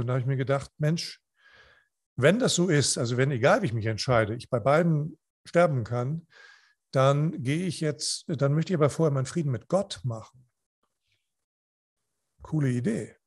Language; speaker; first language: German; non-native, fluent; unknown